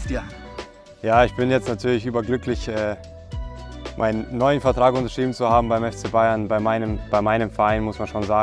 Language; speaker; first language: German; early bilingual, other home language; Croatian